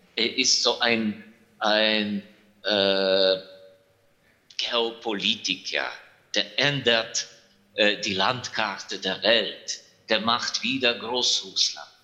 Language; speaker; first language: German; non-native, fluent; Ukrainian